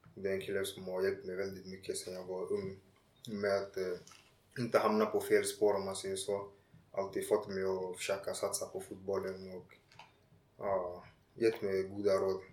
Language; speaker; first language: Swedish; early bilingual, other home language; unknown